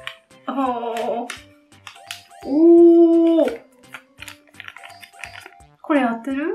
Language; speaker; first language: Japanese; non-native, learner; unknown